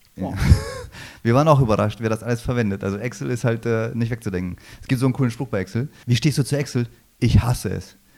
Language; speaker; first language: German; early bilingual, other home language; Low German